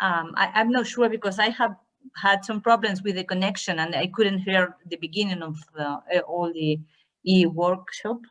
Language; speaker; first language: English; non-native, learner; Spanish